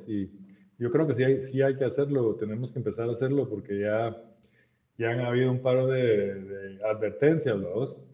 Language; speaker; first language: Spanish; native; Spanish